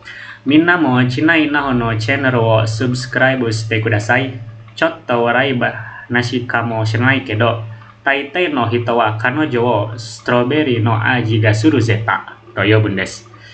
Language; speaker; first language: Japanese; non-native, learner; Indonesian